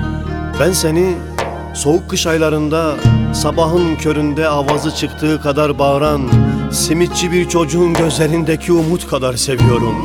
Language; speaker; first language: Turkish; native; Turkish